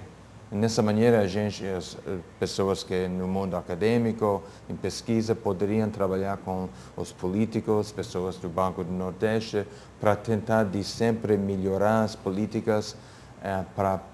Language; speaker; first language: Portuguese; non-native, fluent; English